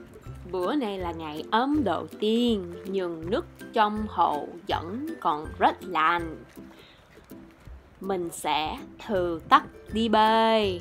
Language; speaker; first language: Vietnamese; non-native, learner; English